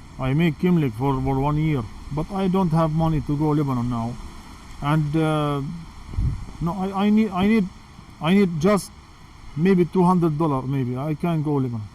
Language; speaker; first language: English; non-native, learner; Arabic